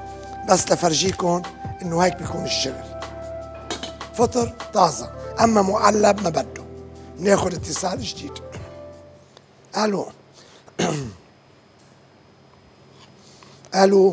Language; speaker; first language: Arabic; native; Arabic